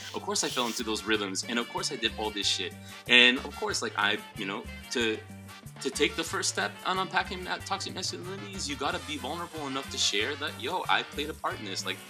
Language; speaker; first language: English; early bilingual, other home language; Spanish